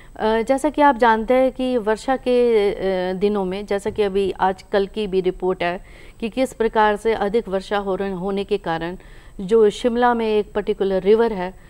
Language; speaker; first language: Hindi; native; Hindi